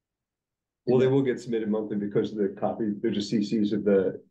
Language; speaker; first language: English; native; English